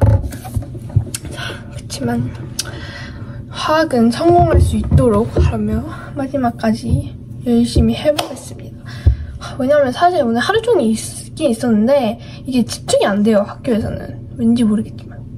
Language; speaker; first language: Korean; early bilingual, heritage; Korean